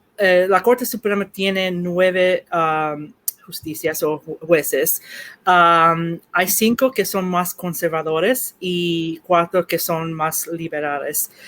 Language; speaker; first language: Spanish; early bilingual, heritage; Spanish